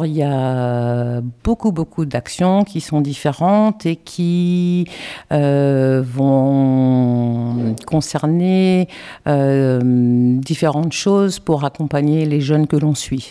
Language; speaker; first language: French; native; French